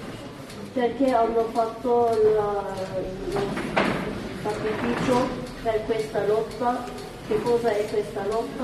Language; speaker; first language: Italian; non-native, fluent; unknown